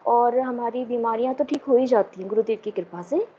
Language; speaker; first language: Hindi; native; Hindi